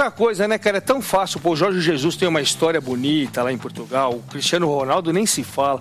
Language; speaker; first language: Portuguese; native; Portuguese